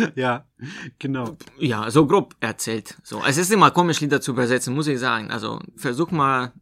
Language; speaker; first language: German; non-native, fluent; Russian